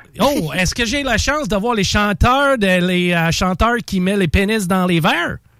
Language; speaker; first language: French; non-native, local second language; English